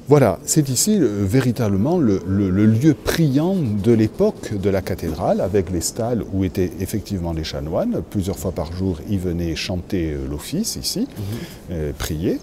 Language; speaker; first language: French; native; French